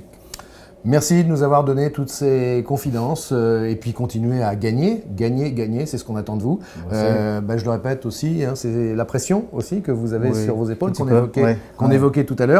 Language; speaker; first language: French; native; French